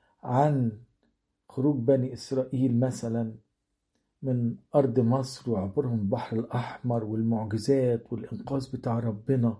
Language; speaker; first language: Arabic; native; Arabic